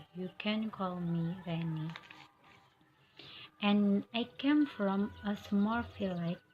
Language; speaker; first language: English; non-native, learner; Indonesian